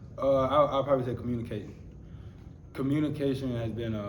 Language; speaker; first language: English; native; English